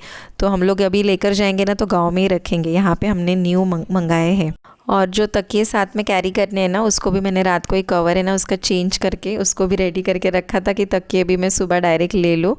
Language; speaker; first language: Hindi; native; Hindi